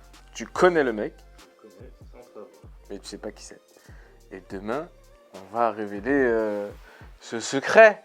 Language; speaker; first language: French; native; French